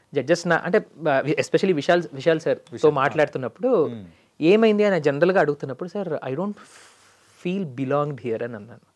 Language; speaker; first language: Telugu; native; Telugu